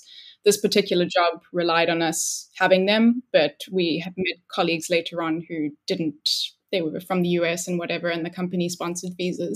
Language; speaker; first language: English; native; English